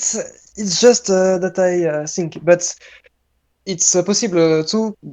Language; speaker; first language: English; non-native, learner; French